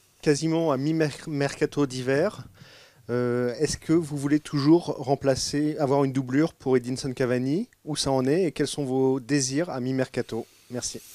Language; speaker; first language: French; native; French